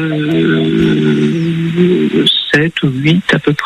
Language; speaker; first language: French; early bilingual, other home language; Spanish